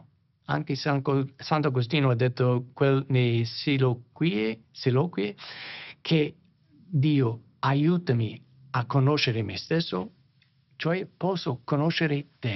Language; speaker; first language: Italian; non-native, fluent; English